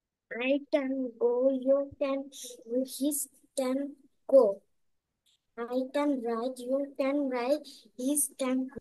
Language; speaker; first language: English; non-native, learner; Bangla